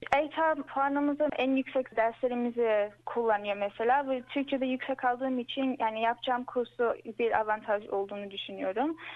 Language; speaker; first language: Turkish; early bilingual, heritage; Turkish